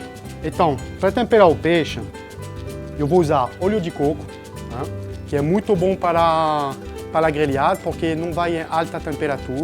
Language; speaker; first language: Portuguese; non-native, fluent; French